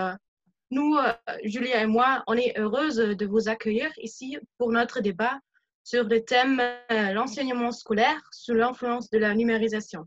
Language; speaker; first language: French; non-native, fluent; German